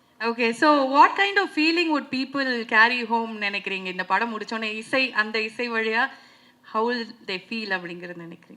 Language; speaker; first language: Tamil; native; Tamil